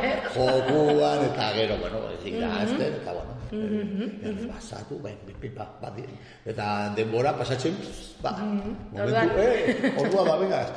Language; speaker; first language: Basque; non-native, local second language; Spanish